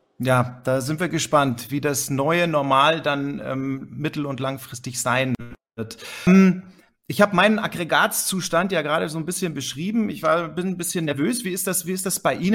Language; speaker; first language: German; native; German